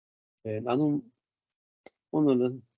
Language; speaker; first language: Korean; native; Korean